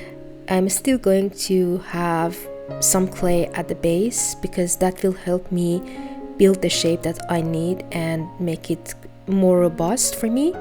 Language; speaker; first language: English; non-native, fluent; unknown